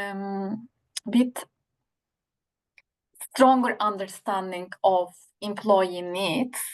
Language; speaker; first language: English; non-native, learner; Turkish